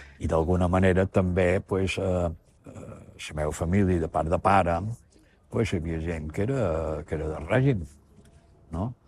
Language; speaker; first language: Catalan; native; Catalan